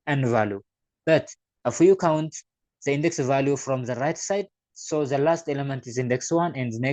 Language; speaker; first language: English; non-native, local second language; Amharic